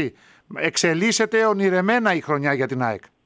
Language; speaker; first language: Greek; native; Greek